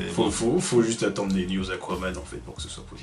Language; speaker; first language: French; native; French